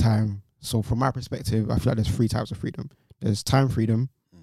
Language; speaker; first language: English; native; English